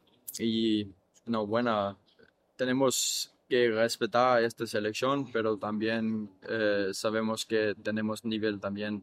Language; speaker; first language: Spanish; non-native, learner; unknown